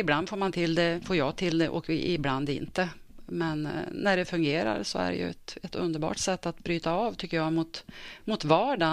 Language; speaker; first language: Swedish; native; Swedish